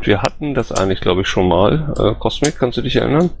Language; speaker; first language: German; native; German